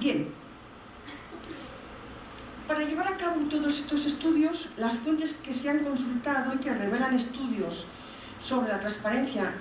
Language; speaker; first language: Spanish; native; Spanish